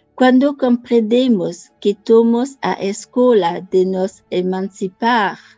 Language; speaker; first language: Portuguese; non-native, learner; French